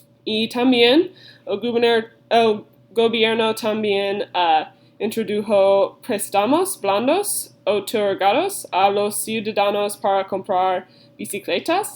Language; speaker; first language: Spanish; non-native, learner; English